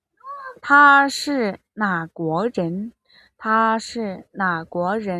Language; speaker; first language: Chinese; non-native, fluent; Mongolian